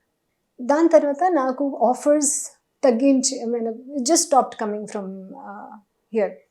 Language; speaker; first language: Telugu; non-native, learner; Hindi